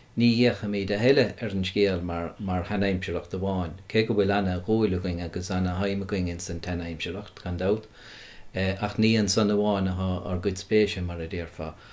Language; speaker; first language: Irish; native; Irish